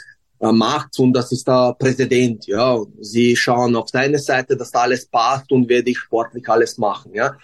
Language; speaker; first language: German; non-native, fluent; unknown